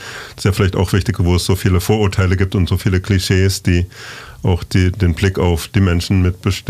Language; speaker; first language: German; native; German